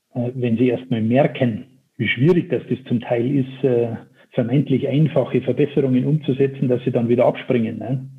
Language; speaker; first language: German; native; German